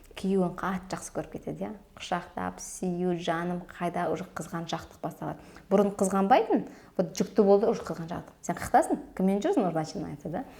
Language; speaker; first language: Kazakh; native; Kazakh